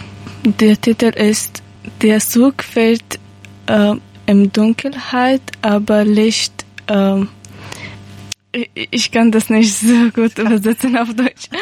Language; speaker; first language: German; non-native, learner; Persian